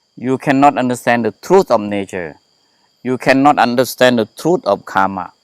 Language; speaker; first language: English; non-native, learner; Thai